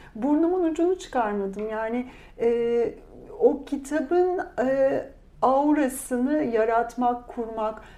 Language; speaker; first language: Turkish; native; Turkish